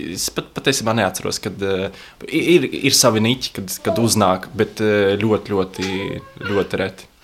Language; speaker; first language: Latvian; non-native, local second language; Russian